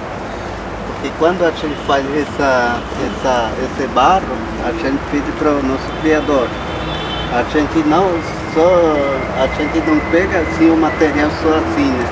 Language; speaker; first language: Portuguese; non-native, local second language; Guarani